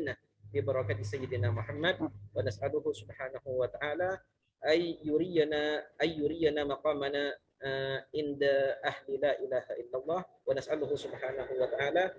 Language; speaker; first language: Arabic; non-native, fluent; Malay